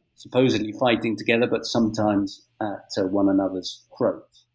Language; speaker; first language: English; native; English